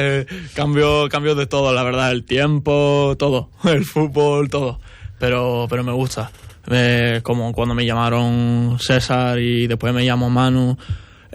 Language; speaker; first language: Spanish; non-native, fluent; English